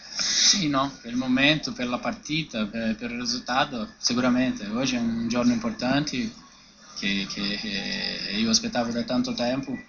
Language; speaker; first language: Italian; non-native, fluent; Portuguese